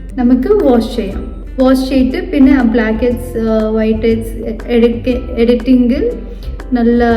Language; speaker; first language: Malayalam; non-native, fluent; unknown